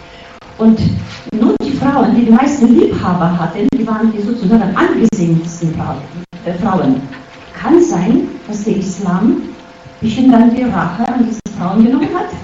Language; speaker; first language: German; non-native, fluent; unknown